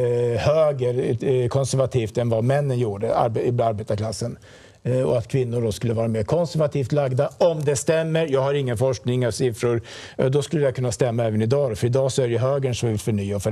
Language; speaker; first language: Swedish; native; Swedish